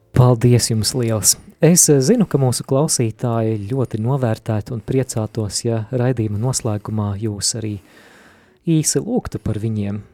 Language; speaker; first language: Latvian; native; Latvian